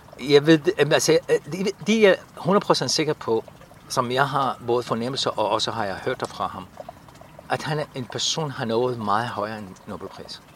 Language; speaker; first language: Danish; non-native, fluent; Arabic